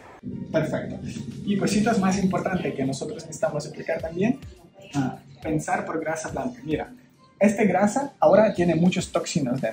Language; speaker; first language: Spanish; non-native, learner; Ukrainian